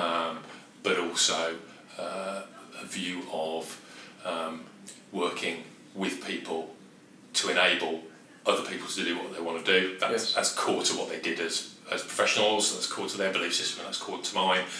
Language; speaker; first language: English; native; English